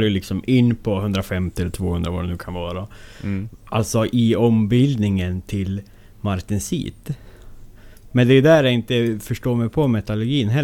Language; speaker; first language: Swedish; native; Swedish